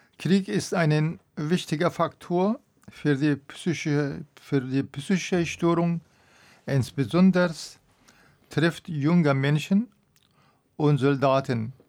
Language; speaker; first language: German; non-native, fluent; Persian